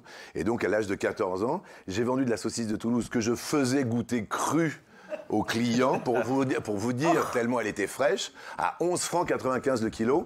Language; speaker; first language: French; native; French